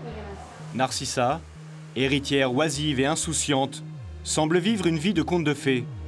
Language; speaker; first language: French; native; French